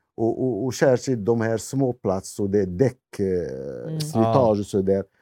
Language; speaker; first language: Swedish; non-native, fluent; Arabic